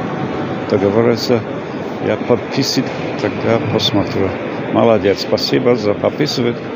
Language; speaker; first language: Russian; non-native, learner; English